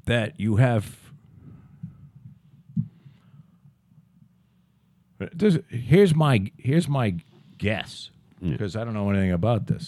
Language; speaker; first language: English; native; English